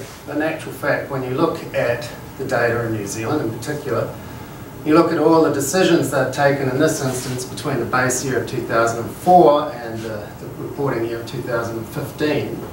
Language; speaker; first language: English; native; English